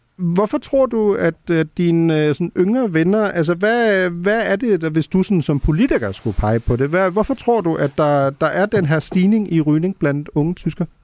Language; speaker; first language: Danish; early bilingual, heritage; Danish